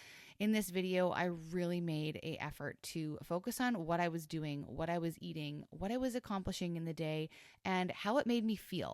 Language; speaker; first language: English; native; English